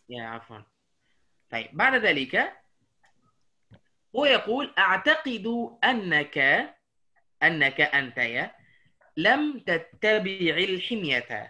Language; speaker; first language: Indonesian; non-native, learner; Arabic